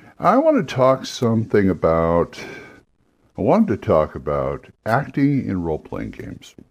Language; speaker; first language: English; native; English